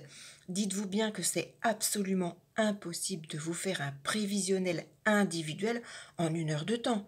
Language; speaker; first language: French; native; French